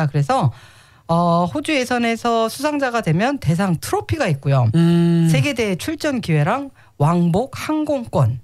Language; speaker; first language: Korean; native; Korean